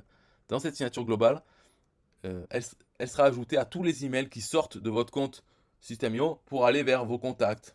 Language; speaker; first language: French; native; French